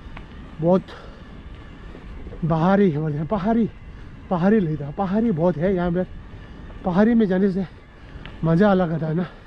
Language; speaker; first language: Hindi; non-native, learner; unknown